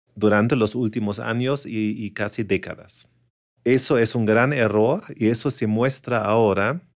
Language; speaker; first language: Spanish; non-native, fluent; German